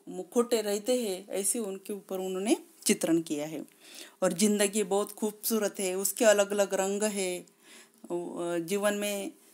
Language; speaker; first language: Hindi; non-native, local second language; Marathi